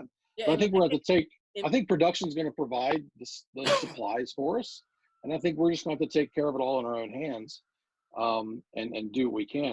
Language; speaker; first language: English; native; English